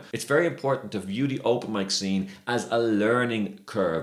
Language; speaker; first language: English; native; English